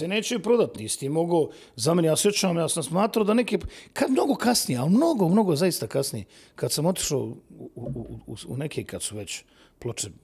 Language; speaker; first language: Serbian; native; Serbian